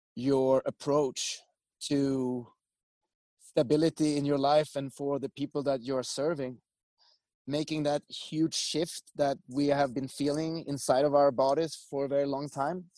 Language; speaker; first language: English; non-native, fluent; Swedish